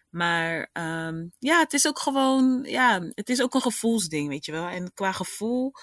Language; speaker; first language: Dutch; native; Dutch